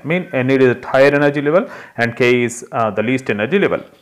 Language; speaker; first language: English; non-native, local second language; Telugu